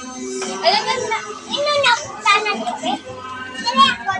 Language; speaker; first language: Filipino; non-native, local second language; Cebuano